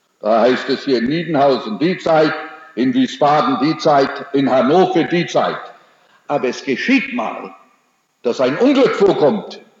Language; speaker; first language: German; early bilingual, heritage; German